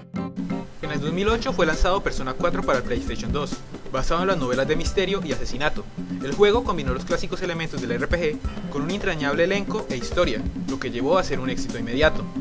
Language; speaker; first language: Spanish; native; Spanish